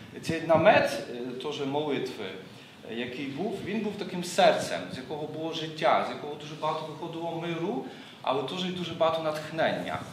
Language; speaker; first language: Ukrainian; non-native, local second language; Polish